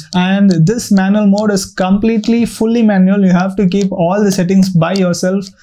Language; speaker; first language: English; non-native, local second language; Tamil